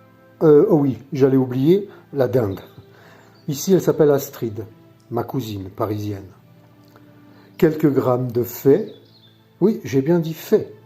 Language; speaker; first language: French; native; French